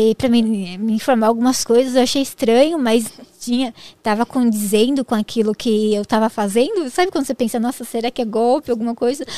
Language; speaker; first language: Portuguese; native; Portuguese